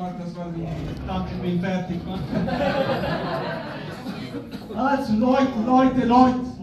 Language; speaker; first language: German; non-native, fluent; Spanish